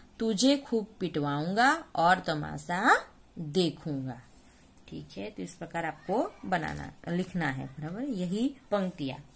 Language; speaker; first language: Hindi; non-native, local second language; Gujarati